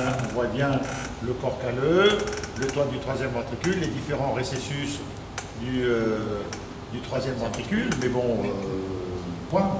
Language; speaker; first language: French; native; French